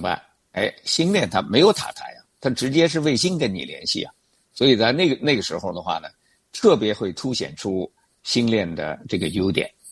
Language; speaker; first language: Chinese; native; Chinese